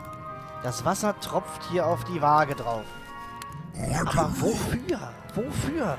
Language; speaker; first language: German; native; German